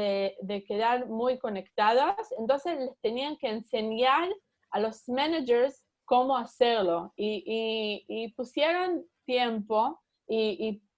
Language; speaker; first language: Spanish; early bilingual, heritage; Spanish